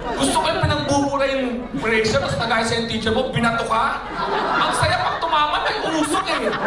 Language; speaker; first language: Filipino; native; Filipino